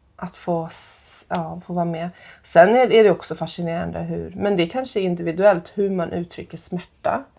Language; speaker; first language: Swedish; non-native, fluent; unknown